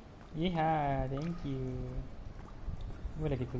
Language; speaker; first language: English; non-native, local second language; Malay